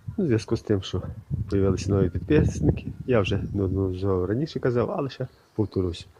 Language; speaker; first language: Ukrainian; native; Ukrainian